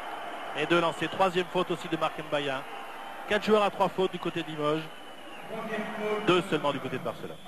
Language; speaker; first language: French; native; French